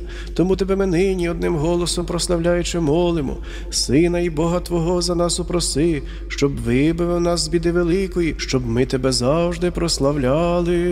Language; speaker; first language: Ukrainian; native; Ukrainian